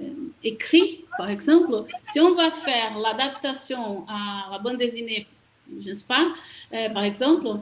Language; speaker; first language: French; non-native, fluent; Portuguese